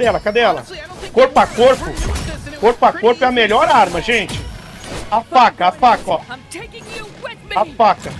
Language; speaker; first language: Portuguese; native; Portuguese